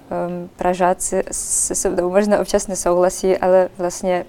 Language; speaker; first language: Czech; non-native, fluent; Russian